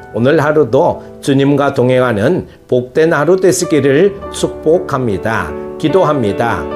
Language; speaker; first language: Korean; native; Korean